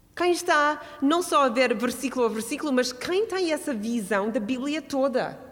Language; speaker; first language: Portuguese; non-native, fluent; English